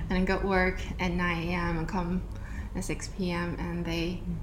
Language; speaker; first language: English; non-native, fluent; Chinese